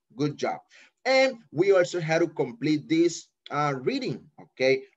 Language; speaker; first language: English; non-native, fluent; Spanish